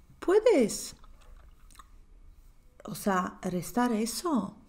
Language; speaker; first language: Spanish; non-native, fluent; Polish